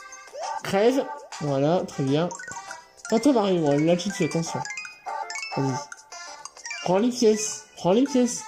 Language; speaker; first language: French; native; French